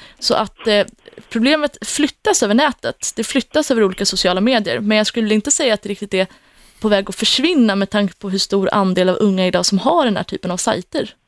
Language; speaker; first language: Swedish; native; Swedish